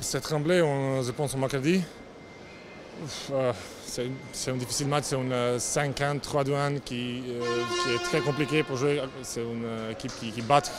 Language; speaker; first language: French; non-native, learner; Croatian